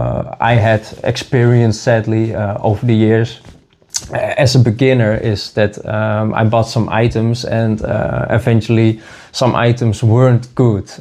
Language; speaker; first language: English; non-native, fluent; Dutch